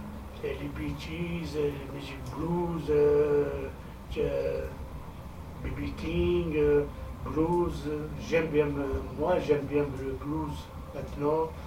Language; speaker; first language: French; non-native, fluent; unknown